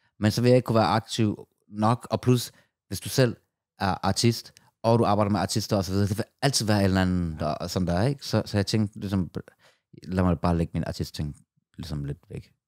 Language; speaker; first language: Danish; early bilingual, other home language; Persian